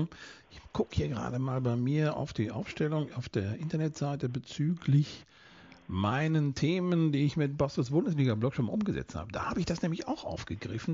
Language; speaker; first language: German; native; German